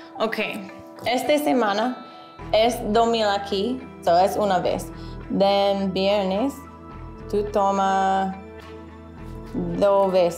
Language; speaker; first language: Spanish; non-native, learner; English